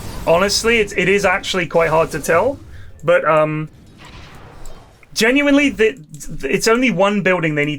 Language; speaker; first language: English; native; English